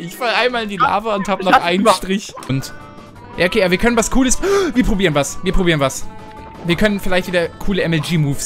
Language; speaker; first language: German; native; German